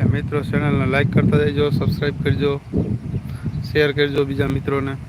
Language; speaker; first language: Gujarati; native; Gujarati